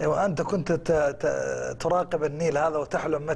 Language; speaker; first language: Arabic; native; Arabic